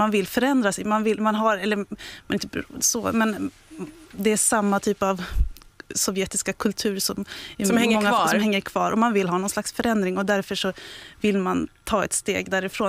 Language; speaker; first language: Swedish; native; Swedish